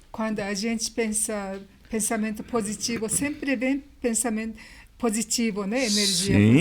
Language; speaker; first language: Portuguese; non-native, learner; Japanese